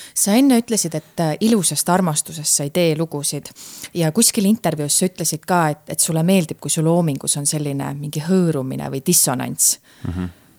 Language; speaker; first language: Estonian; native; Estonian